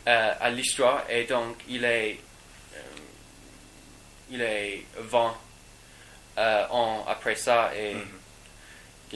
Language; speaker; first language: French; non-native, learner; English